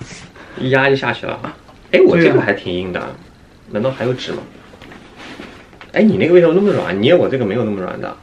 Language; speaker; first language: Chinese; native; Chinese